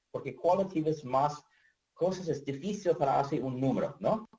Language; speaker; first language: Spanish; non-native, learner; English